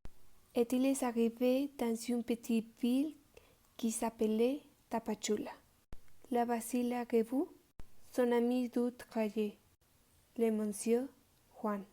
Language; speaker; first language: French; non-native, learner; Spanish